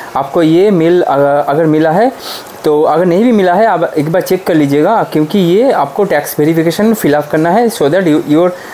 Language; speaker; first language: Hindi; non-native, local second language; Bangla